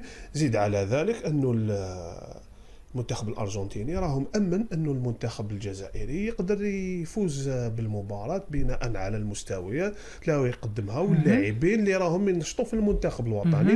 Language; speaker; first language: Arabic; native; Arabic